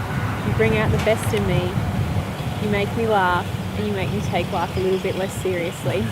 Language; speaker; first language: English; native; English